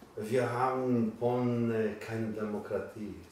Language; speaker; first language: German; non-native, learner; Polish